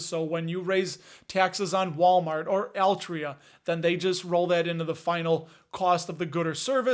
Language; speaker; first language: English; native; English